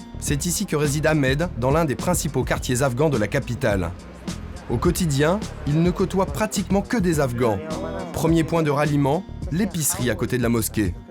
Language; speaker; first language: French; native; French